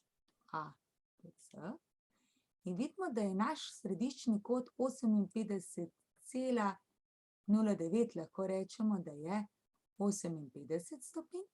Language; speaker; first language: Slovenian; native; Slovenian